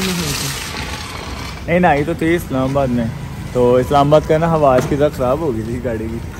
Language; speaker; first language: Urdu; non-native, local second language; Punjabi